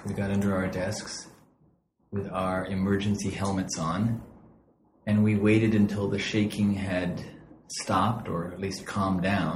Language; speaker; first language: English; native; English